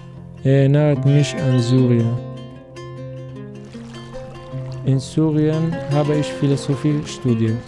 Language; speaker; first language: German; non-native, learner; Arabic